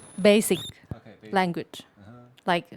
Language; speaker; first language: English; non-native, learner; Thai